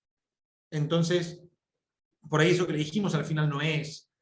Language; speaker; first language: Spanish; native; Spanish